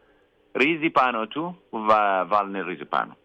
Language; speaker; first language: Greek; non-native, learner; Kurdish